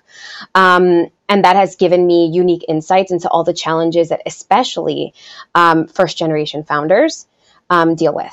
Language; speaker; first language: English; early bilingual, other home language; Spanish